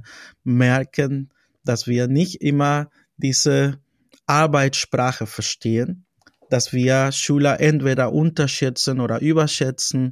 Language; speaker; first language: German; non-native, fluent; Spanish